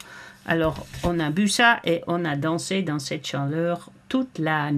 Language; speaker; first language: French; non-native, fluent; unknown